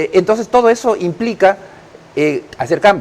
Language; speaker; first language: Spanish; native; Spanish